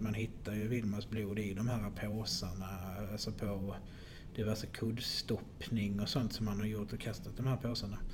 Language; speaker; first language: Swedish; native; Swedish